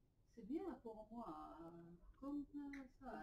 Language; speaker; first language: French; non-native, learner; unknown